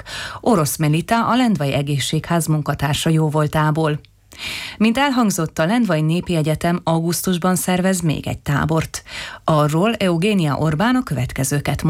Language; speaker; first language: Hungarian; native; Hungarian